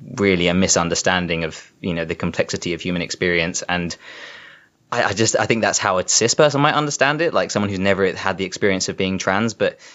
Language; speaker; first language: English; native; English